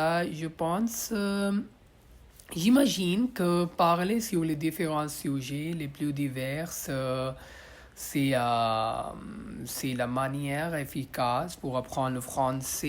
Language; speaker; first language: French; non-native, learner; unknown